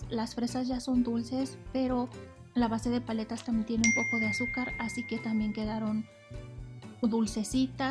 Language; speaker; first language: Spanish; native; Spanish